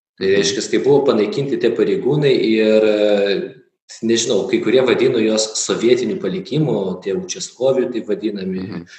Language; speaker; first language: Lithuanian; non-native, local second language; Polish